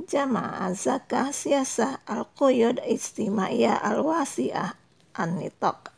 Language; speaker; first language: Arabic; non-native, fluent; Indonesian